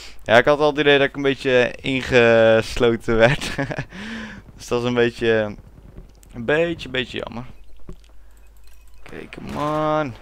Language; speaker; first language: Dutch; native; Dutch